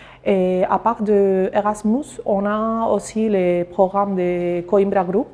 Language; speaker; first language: French; non-native, learner; Spanish